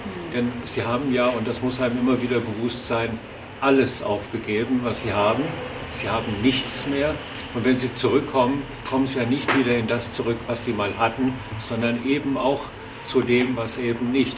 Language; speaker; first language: German; native; German